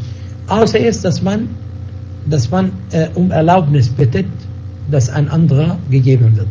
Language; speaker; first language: German; non-native, fluent; Arabic